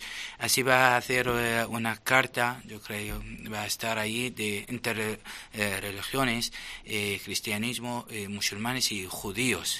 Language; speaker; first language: Spanish; non-native, fluent; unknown